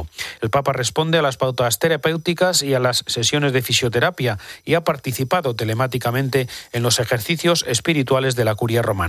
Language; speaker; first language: Spanish; native; Spanish